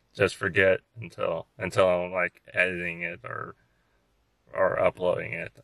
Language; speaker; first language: English; native; English